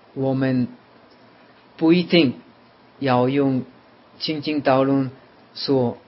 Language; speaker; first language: Chinese; non-native, fluent; Czech